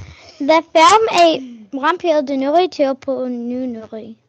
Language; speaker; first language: French; non-native, learner; English